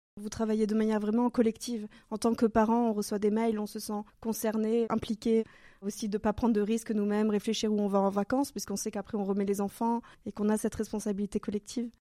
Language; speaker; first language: French; native; French